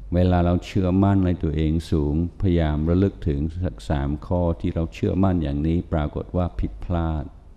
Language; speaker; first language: Thai; non-native, fluent; English